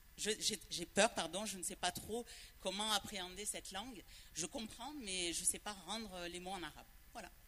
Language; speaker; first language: French; native; French